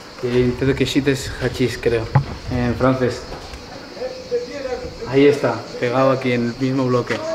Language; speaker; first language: Spanish; native; Spanish